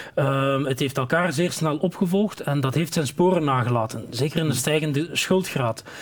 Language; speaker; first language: Dutch; native; Dutch